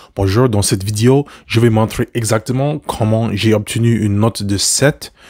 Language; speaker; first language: French; non-native, fluent; English